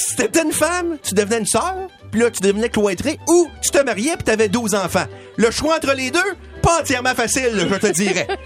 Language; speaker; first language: French; native; French